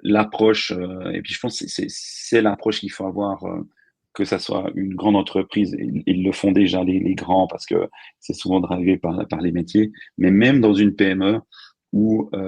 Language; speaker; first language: French; native; French